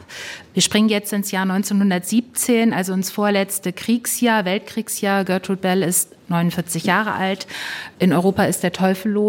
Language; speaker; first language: German; native; German